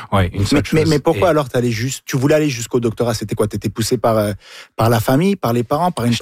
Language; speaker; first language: French; native; French